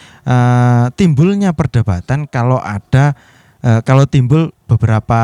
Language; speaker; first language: Indonesian; non-native, local second language; Javanese